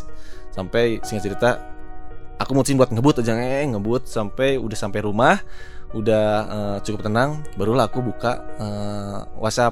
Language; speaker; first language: Indonesian; native; Indonesian